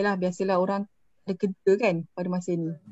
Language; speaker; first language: Malay; native; Malay